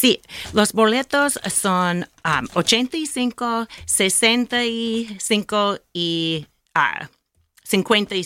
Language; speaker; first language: Spanish; non-native, learner; English